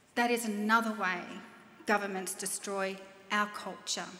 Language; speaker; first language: English; native; English